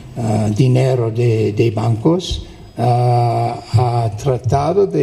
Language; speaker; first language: Spanish; non-native, fluent; English